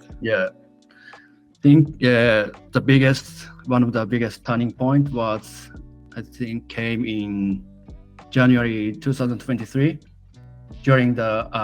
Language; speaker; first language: English; non-native, fluent; Japanese